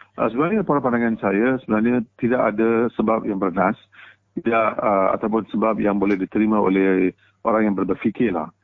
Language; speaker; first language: Malay; non-native, local second language; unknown